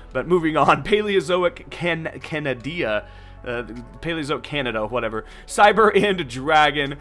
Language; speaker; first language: English; native; English